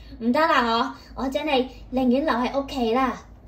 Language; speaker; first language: Cantonese; native; Cantonese